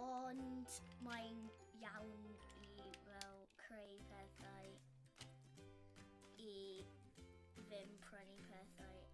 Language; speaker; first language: Welsh; non-native, local second language; English